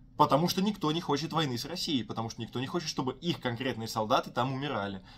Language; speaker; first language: Russian; native; Russian